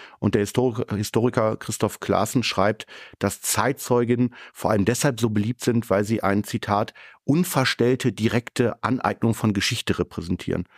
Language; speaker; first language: German; native; German